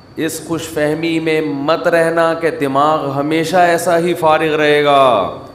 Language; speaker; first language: Urdu; native; Urdu